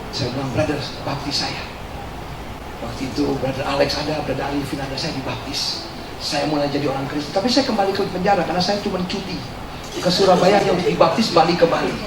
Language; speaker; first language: Indonesian; early bilingual, heritage; Indonesian